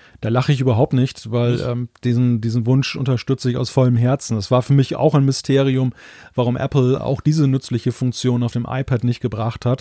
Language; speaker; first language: German; native; German